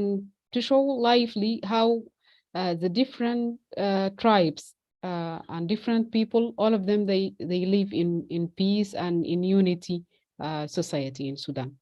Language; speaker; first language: English; non-native, fluent; Arabic